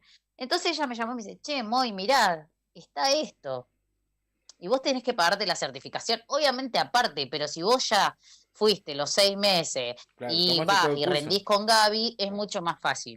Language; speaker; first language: Spanish; native; Spanish